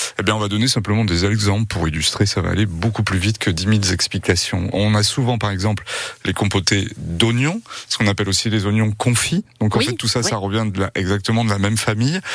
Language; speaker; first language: French; native; French